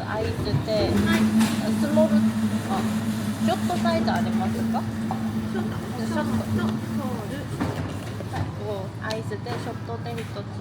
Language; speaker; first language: Japanese; non-native, learner; Korean